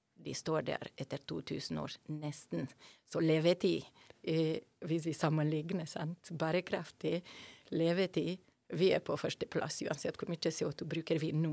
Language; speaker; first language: Norwegian; non-native, fluent; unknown